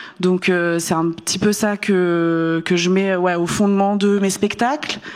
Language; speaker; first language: French; early bilingual, other home language; Kabyle